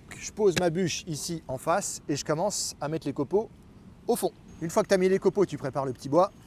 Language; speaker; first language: French; native; French